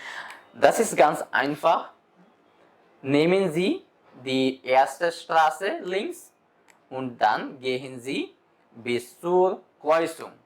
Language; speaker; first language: German; non-native, fluent; Bangla